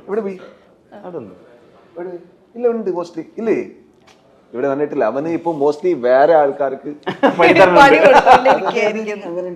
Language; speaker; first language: Malayalam; non-native, learner; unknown